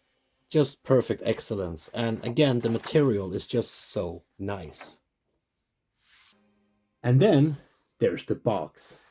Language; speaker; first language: English; non-native, fluent; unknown